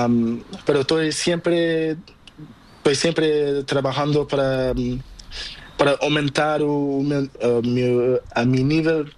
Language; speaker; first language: Spanish; non-native, learner; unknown